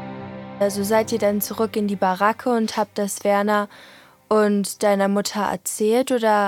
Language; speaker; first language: German; native; German